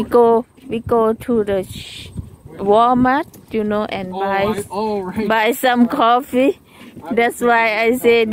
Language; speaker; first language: English; non-native, learner; Thai